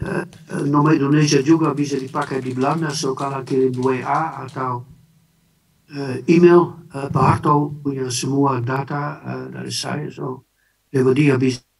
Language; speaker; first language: Indonesian; non-native, fluent; Dutch